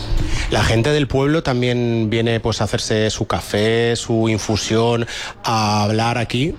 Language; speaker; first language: Spanish; non-native, local second language; Catalan